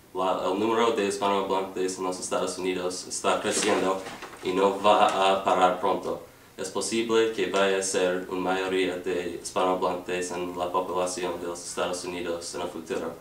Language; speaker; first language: Spanish; non-native, learner; English